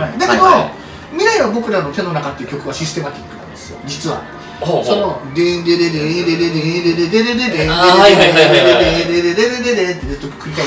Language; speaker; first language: Japanese; native; Japanese